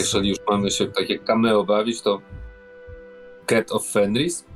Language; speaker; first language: Polish; native; Polish